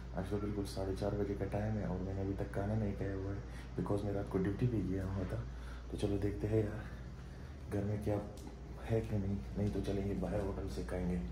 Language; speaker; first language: Urdu; non-native, fluent; Pashto